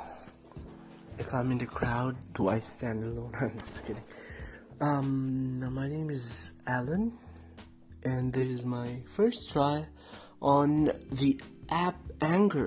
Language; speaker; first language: English; non-native, local second language; Filipino